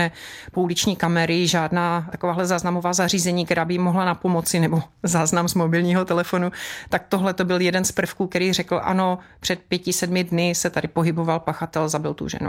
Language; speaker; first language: Czech; native; Czech